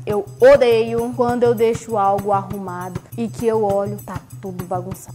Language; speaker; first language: Portuguese; native; Portuguese